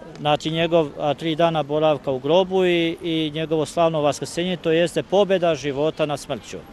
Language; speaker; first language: Serbian; native; Serbian